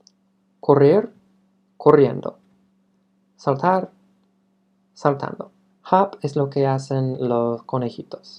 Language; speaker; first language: Spanish; non-native, fluent; English